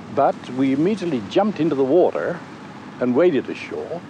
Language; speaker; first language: English; native; English